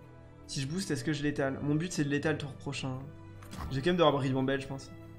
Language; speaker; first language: French; native; French